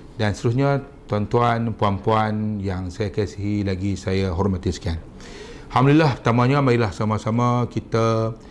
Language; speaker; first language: Malay; native; Malay